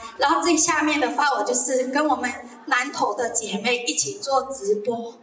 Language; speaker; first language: Chinese; non-native, local second language; Hakka Chinese